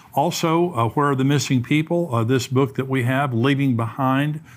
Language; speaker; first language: English; native; English